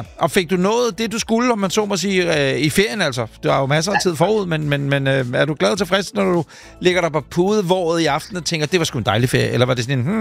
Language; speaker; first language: Danish; native; Danish